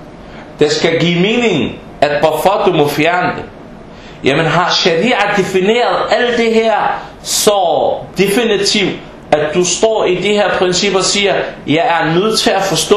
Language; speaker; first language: Danish; non-native, fluent; Arabic